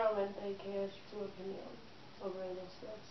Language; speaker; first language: Spanish; non-native, learner; English